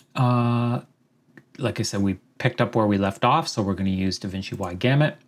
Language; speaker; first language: English; native; English